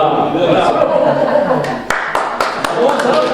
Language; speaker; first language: French; native; French